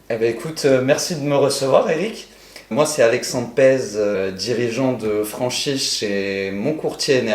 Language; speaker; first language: French; native; French